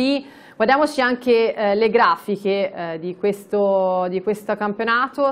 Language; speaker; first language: Italian; native; Italian